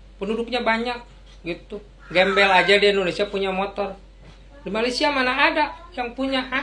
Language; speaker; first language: Indonesian; native; Indonesian